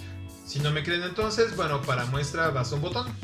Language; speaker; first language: Spanish; native; Spanish